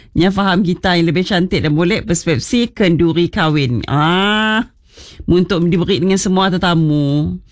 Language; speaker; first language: Malay; native; Malay